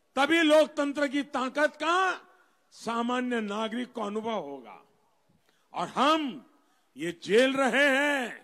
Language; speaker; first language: Hindi; non-native, local second language; Gujarati